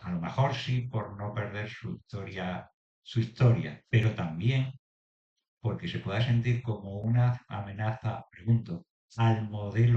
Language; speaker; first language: Spanish; native; Spanish